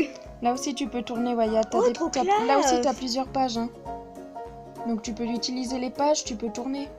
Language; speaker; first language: French; native; French